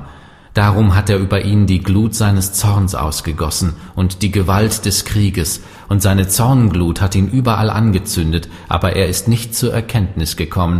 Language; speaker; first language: German; native; German